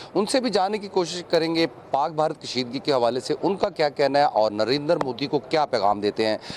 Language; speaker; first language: Urdu; native; Urdu